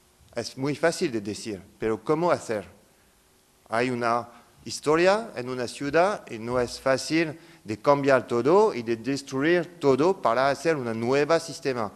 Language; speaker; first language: Spanish; non-native, fluent; French